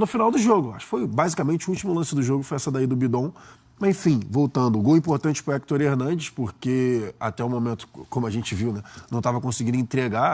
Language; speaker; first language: Portuguese; native; Portuguese